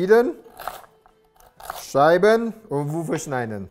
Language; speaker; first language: German; non-native, learner; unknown